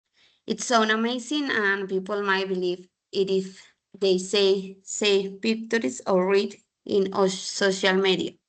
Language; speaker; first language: English; non-native, learner; Spanish